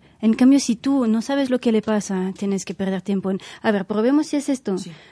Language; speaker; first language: Spanish; non-native, fluent; French